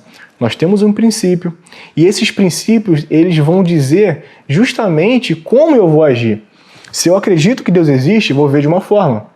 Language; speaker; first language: Portuguese; native; Portuguese